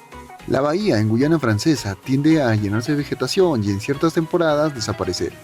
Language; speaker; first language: Spanish; native; Spanish